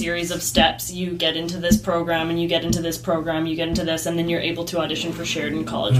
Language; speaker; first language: English; native; English